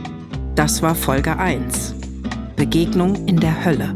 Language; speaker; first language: German; native; German